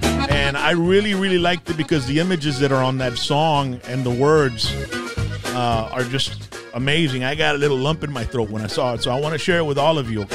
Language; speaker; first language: English; early bilingual, other home language; Spanish